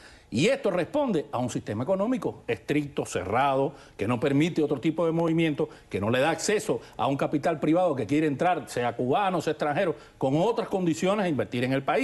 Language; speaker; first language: Spanish; native; Spanish